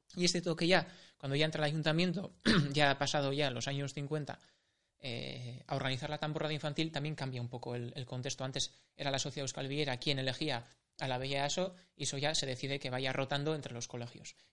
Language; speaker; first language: Spanish; native; Spanish